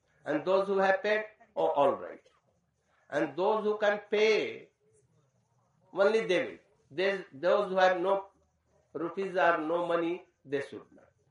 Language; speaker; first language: English; non-native, local second language; Hindi